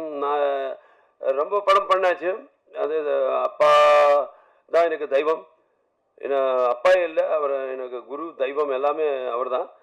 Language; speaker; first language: Tamil; non-native, learner; Telugu